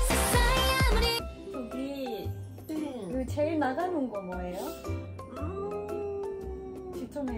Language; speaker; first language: Korean; non-native, learner; Japanese